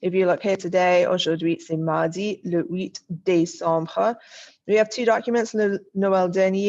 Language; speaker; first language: French; non-native, fluent; English